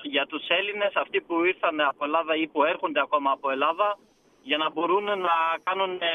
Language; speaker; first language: Greek; early bilingual, heritage; Greek